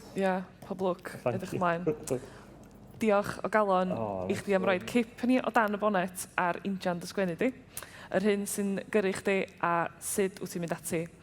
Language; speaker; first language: Welsh; native; Welsh